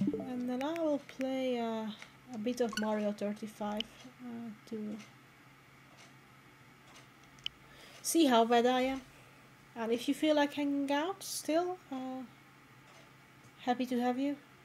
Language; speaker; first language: English; non-native, fluent; Hungarian